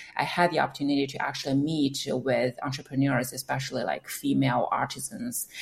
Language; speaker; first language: English; non-native, fluent; Chinese